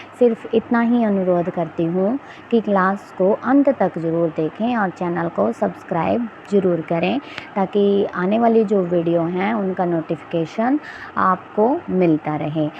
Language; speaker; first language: Hindi; native; Hindi